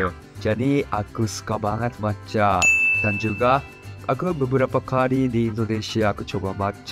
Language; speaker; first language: Indonesian; non-native, fluent; Japanese